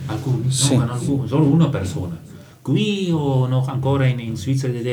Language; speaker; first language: Italian; non-native, local second language; German